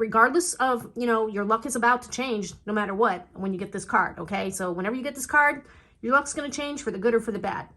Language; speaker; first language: English; native; English